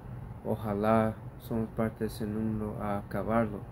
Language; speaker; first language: Spanish; early bilingual, heritage; Spanish